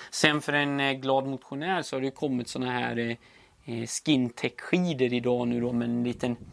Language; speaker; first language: Swedish; native; Swedish